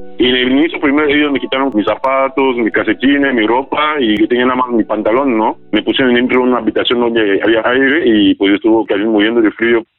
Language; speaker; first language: Spanish; non-native, learner; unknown